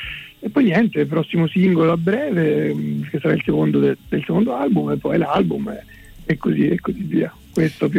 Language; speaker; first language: Italian; native; Italian